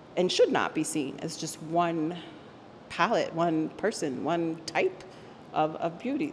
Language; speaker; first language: English; early bilingual, other home language; Spanish